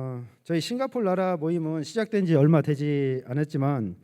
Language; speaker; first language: Korean; native; Korean